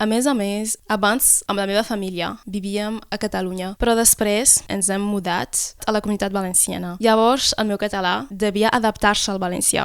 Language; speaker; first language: Catalan; non-native, local second language; French